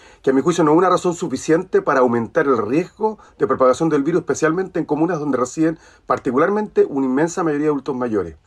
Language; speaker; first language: Spanish; native; Spanish